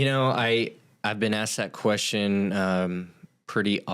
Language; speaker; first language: English; native; English